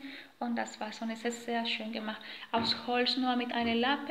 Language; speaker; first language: German; non-native, learner; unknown